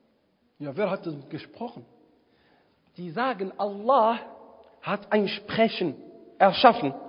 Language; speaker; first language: German; non-native, fluent; Arabic